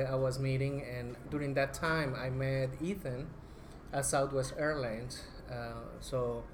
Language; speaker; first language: English; non-native, fluent; Spanish